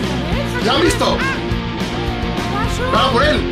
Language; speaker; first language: Spanish; native; Spanish